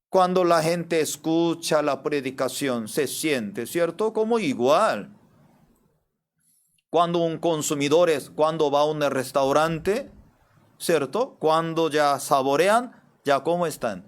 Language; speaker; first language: Spanish; non-native, fluent; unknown